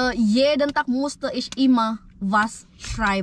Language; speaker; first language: German; non-native, learner; Indonesian